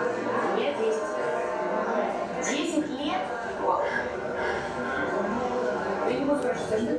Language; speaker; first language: Russian; native; Russian